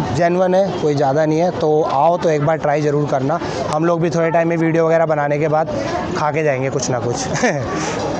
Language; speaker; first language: Hindi; native; Hindi